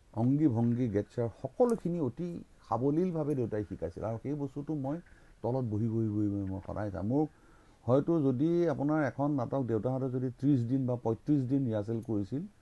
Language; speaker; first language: Assamese; native; Assamese